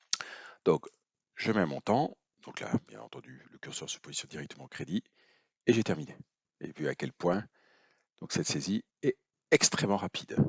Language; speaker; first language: French; native; French